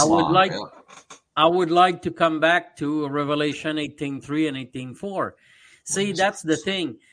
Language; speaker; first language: English; native; English